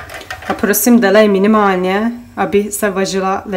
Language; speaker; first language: Czech; non-native, fluent; Turkish